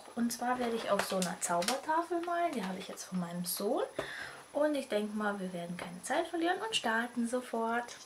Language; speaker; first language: German; early bilingual, other home language; Russian